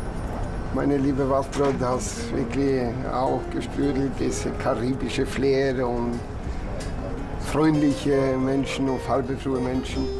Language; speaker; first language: German; non-native, learner; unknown